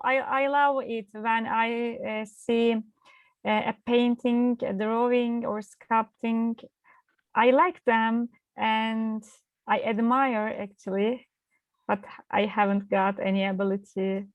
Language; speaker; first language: English; non-native, learner; Turkish